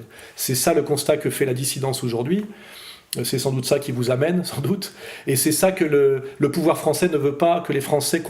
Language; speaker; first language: French; native; French